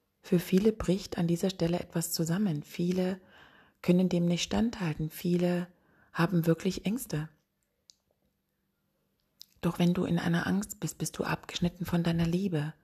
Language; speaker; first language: German; native; German